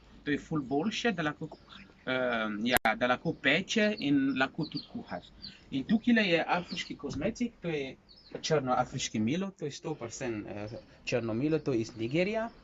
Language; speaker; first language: Slovenian; non-native, learner; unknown